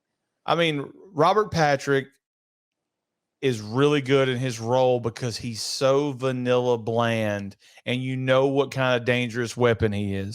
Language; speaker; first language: English; native; English